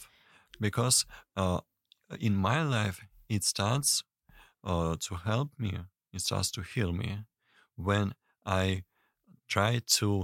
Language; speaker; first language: English; non-native, learner; Russian